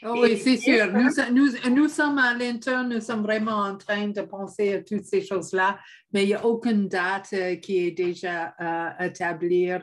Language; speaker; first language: French; non-native, fluent; English